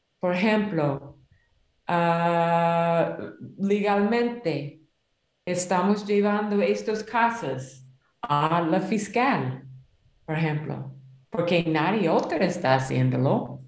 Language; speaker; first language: Spanish; non-native, learner; English